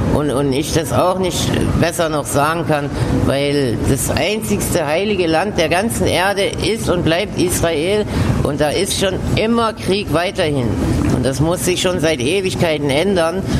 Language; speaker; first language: German; native; German